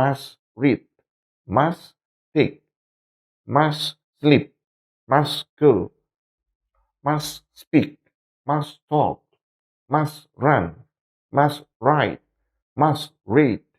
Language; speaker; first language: English; non-native, fluent; Indonesian